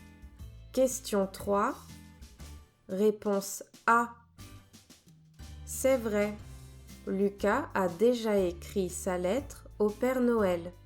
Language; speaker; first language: French; native; French